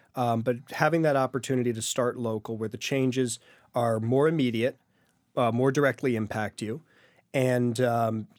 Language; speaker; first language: English; native; English